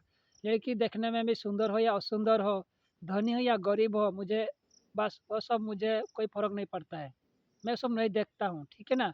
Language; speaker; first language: Hindi; non-native, local second language; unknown